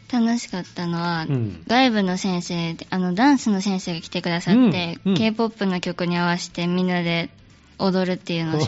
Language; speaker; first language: Japanese; native; Japanese